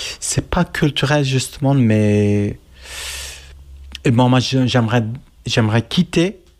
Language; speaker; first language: French; non-native, learner; Kurdish